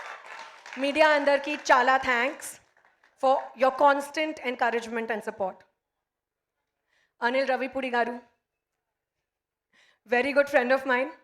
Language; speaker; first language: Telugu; non-native, learner; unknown